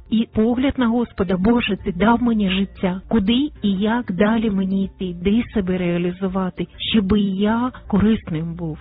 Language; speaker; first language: Ukrainian; native; Ukrainian